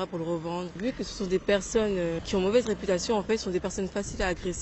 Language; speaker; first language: French; native; French